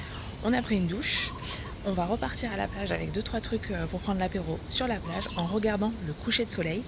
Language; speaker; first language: French; native; French